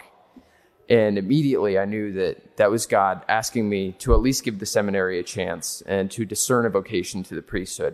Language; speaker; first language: English; native; English